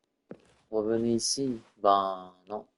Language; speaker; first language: French; native; French